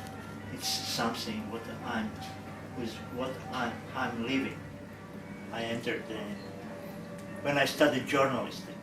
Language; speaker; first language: English; non-native, learner; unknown